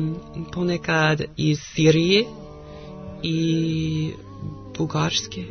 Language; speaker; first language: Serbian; non-native, learner; English